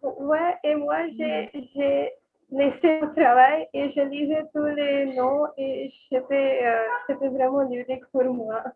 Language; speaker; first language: French; non-native, learner; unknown